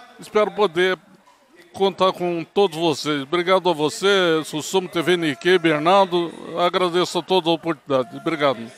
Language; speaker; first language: Portuguese; native; Portuguese